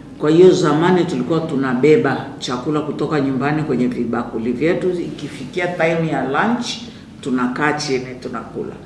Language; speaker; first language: Swahili; native; Swahili